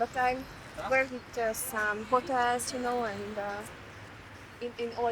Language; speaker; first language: English; non-native, learner; Hungarian